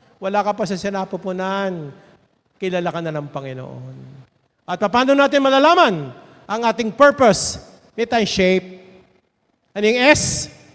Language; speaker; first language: Filipino; native; Filipino